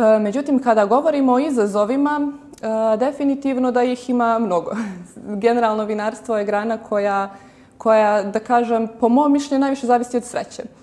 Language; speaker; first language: Croatian; native; Croatian